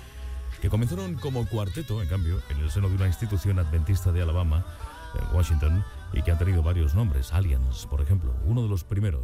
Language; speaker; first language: Spanish; native; Spanish